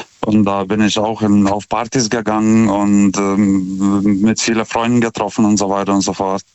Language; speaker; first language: German; non-native, fluent; Lithuanian